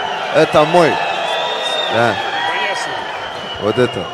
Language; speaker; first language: Russian; non-native, learner; Persian